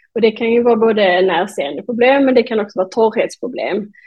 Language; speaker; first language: Swedish; native; Swedish